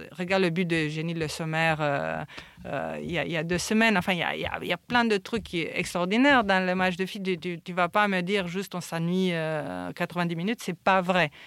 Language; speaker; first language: French; non-native, fluent; Romanian